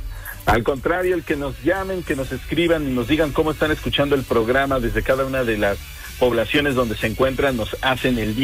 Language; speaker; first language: Spanish; native; Spanish